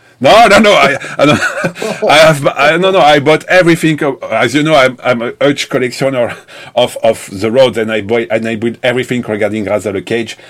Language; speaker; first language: English; non-native, learner; French